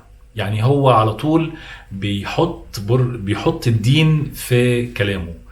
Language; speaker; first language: Arabic; native; Arabic